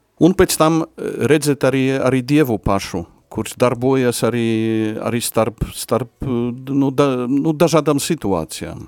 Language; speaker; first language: Latvian; non-native, fluent; Polish